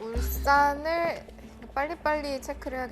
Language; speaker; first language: Korean; native; Korean